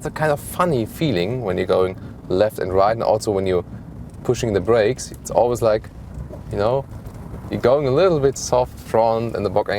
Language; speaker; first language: English; non-native, fluent; German